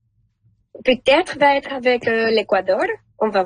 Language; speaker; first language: French; non-native, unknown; Spanish